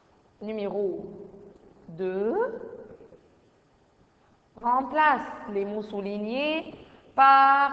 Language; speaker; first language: French; non-native, fluent; Arabic